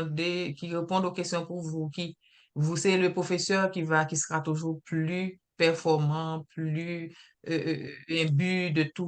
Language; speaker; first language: French; native; French